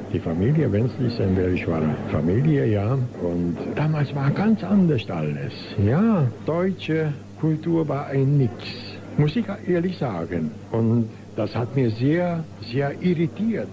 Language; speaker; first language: German; non-native, local second language; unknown